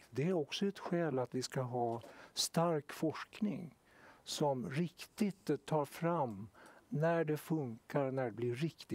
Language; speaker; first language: Swedish; native; Swedish